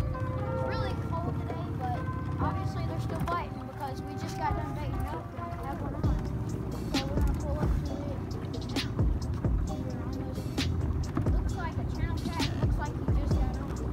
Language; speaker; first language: English; native; English